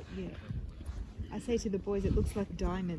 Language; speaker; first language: English; native; English